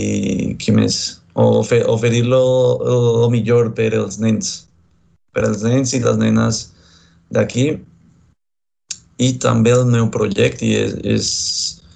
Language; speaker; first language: Catalan; non-native, fluent; Spanish